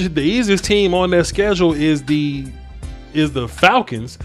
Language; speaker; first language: English; native; English